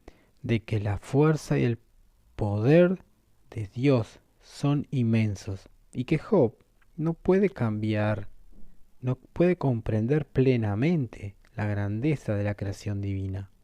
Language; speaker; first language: Spanish; native; Spanish